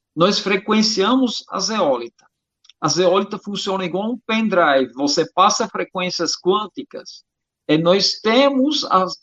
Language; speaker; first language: Portuguese; non-native, fluent; German